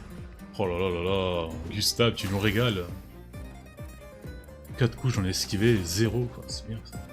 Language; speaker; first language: French; native; French